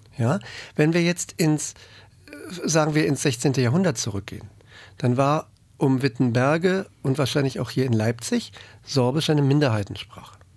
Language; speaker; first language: German; native; German